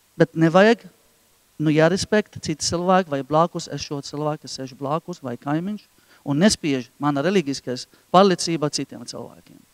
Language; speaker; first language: Latvian; non-native, fluent; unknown